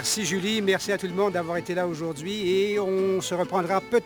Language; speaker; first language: French; native; French